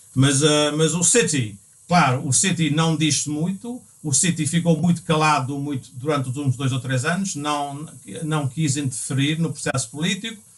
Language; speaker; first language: Portuguese; early bilingual, other home language; English